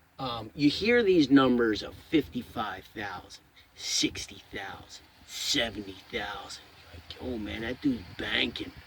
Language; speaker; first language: English; native; English